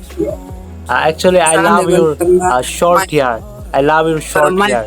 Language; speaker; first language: English; non-native, learner; Bangla